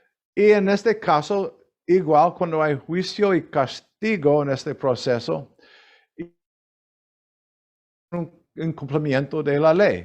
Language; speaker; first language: Spanish; non-native, learner; English